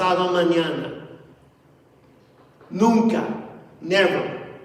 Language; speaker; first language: Spanish; non-native, fluent; English